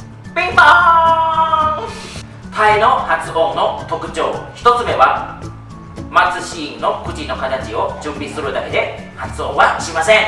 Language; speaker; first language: Japanese; non-native, fluent; Thai